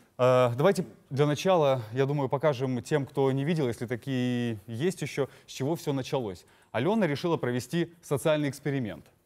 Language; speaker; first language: Russian; native; Russian